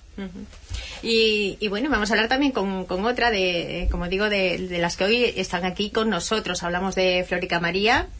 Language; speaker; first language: Spanish; native; Spanish